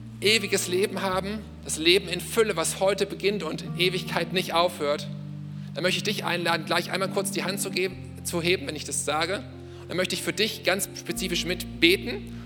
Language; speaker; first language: German; native; German